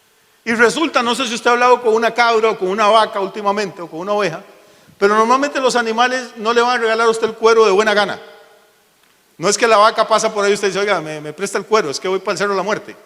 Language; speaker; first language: Spanish; native; Spanish